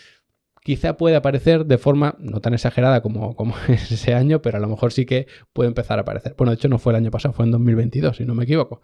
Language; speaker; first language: Spanish; native; Spanish